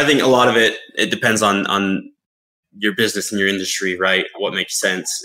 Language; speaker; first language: English; native; English